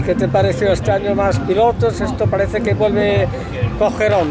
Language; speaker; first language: Spanish; native; Spanish